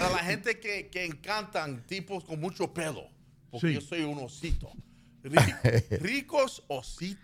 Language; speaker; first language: Spanish; early bilingual, other home language; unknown